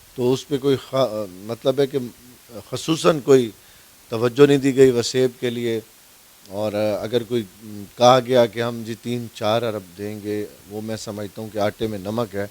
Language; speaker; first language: Urdu; non-native, local second language; Saraiki